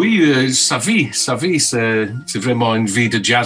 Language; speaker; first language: French; non-native, fluent; English